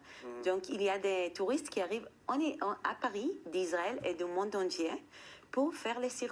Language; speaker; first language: French; non-native, fluent; Hebrew